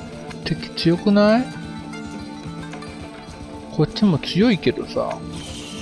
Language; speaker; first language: Japanese; native; Japanese